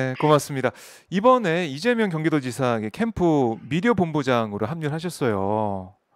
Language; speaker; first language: Korean; native; Korean